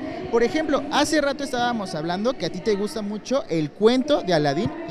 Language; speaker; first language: Spanish; native; Spanish